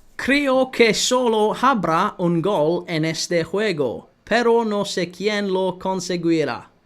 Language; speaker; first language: Spanish; non-native, learner; English